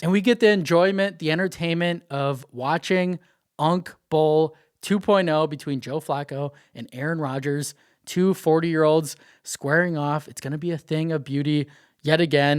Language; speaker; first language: English; native; English